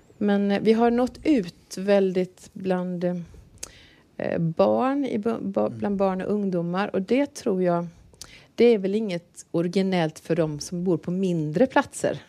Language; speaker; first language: Swedish; native; Swedish